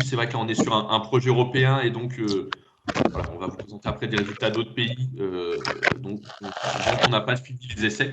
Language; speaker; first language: French; native; French